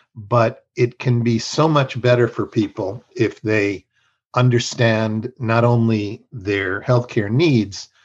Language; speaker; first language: English; early bilingual, other home language; Spanish